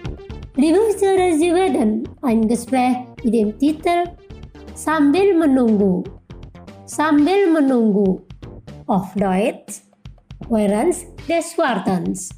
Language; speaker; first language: German; non-native, fluent; Indonesian